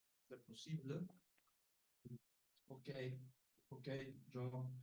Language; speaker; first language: French; non-native, learner; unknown